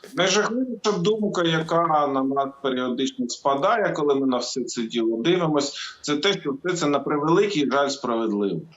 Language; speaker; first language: Ukrainian; non-native, local second language; Russian